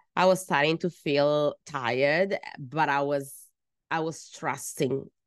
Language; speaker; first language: English; non-native, fluent; Italian